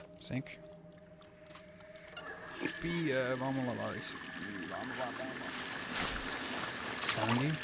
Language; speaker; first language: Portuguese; non-native, fluent; English